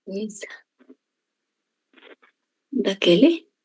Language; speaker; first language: Portuguese; non-native, learner; Spanish